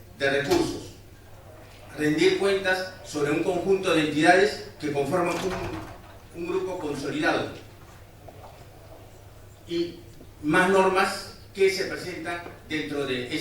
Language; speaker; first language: Spanish; native; Spanish